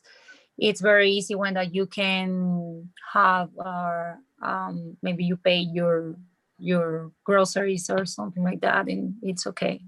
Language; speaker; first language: English; non-native, learner; Spanish